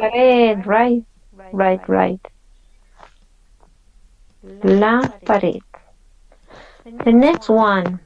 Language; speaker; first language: English; non-native, fluent; Spanish